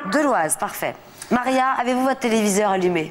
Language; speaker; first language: French; native; French